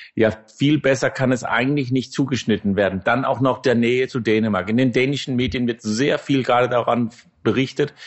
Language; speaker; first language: German; non-native, fluent; Danish